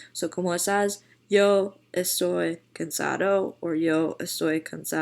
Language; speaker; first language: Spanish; non-native, fluent; English